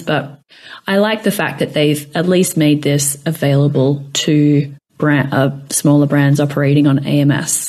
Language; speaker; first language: English; native; English